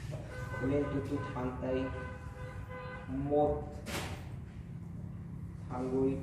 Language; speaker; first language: Vietnamese; non-native, learner; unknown